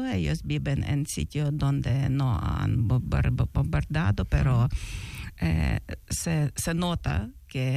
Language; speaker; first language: Spanish; non-native, learner; Ukrainian